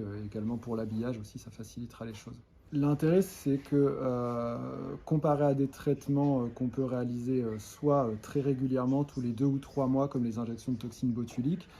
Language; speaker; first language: French; native; French